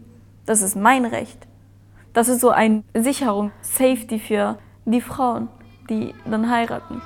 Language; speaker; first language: German; early bilingual, other home language; Persian